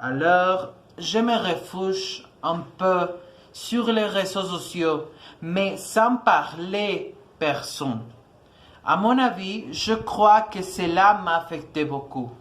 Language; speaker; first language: French; non-native, learner; Spanish